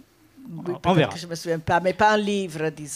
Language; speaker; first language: French; non-native, fluent; Italian